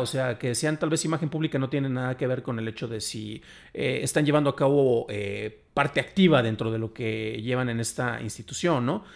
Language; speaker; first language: Spanish; native; Spanish